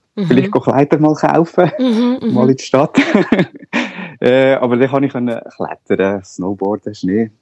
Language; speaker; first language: Swiss German; non-native, local second language; Spanish